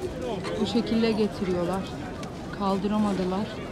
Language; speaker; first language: Turkish; native; Turkish